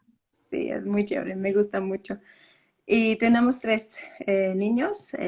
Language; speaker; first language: Spanish; non-native, fluent; Danish